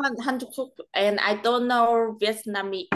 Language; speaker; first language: English; non-native, learner; Vietnamese